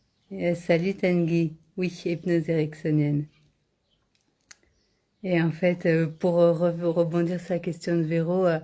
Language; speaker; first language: French; native; French